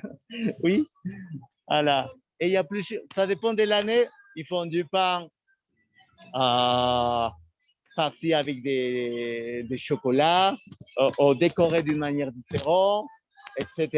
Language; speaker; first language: French; non-native, fluent; Spanish